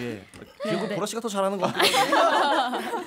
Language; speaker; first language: Korean; native; Korean